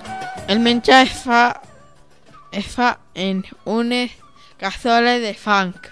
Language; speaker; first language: Catalan; early bilingual, other home language; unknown